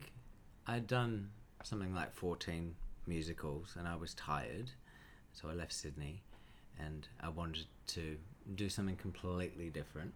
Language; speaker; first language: English; native; English